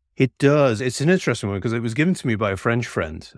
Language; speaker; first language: English; native; English